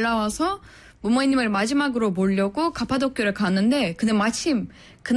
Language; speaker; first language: Korean; non-native, fluent; Turkish